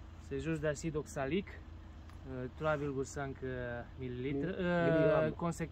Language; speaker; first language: French; non-native, learner; Romanian